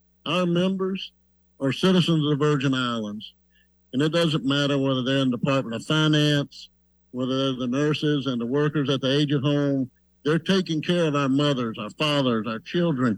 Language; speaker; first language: English; native; English